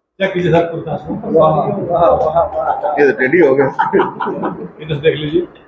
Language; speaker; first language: Hindi; non-native, local second language; Punjabi